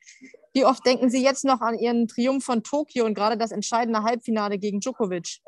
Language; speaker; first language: German; native; German